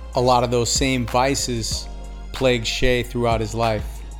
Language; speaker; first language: English; native; English